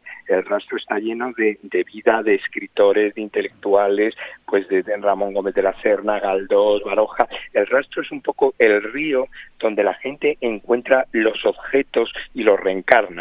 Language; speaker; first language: Spanish; native; Spanish